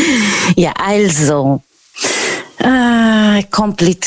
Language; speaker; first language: German; non-native, learner; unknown